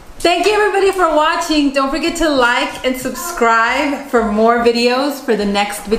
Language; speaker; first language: English; native; English